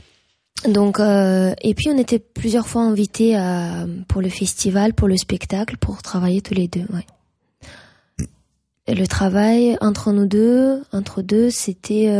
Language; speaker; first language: French; non-native, fluent; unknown